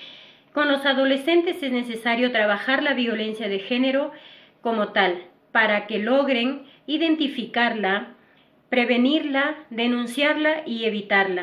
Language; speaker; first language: Spanish; native; Spanish